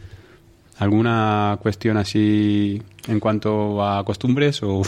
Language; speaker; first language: Spanish; native; Spanish